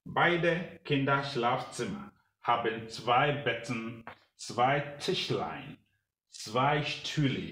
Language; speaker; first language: German; non-native, learner; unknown